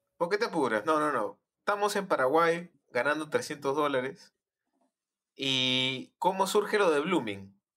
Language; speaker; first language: Spanish; native; Spanish